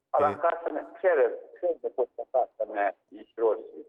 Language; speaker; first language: Greek; non-native, learner; Ukrainian